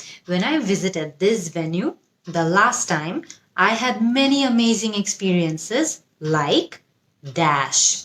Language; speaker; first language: English; non-native, local second language; Bangla